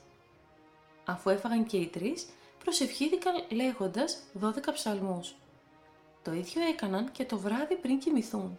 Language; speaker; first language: Greek; native; Greek